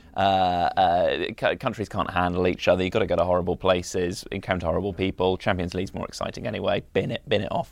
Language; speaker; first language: English; native; English